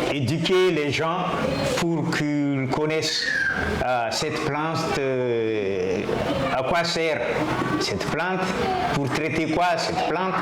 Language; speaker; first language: French; non-native, local second language; Malagasy